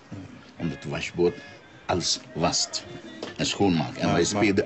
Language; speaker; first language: Dutch; non-native, local second language; Sranan Tongo